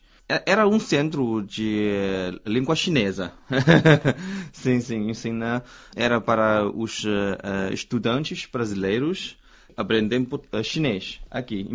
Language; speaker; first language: Portuguese; non-native, fluent; Chinese